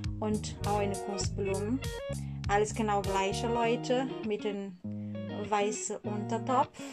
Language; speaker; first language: German; non-native, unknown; Portuguese